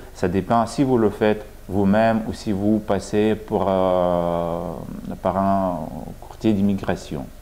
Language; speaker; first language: French; non-native, fluent; Russian